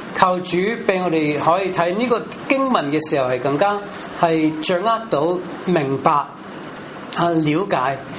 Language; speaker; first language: Chinese; non-native, local second language; Cantonese